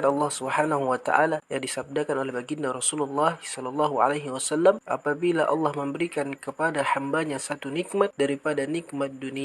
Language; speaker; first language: Malay; native; Malay